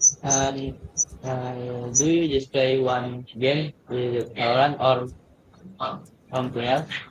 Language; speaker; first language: English; non-native, learner; Indonesian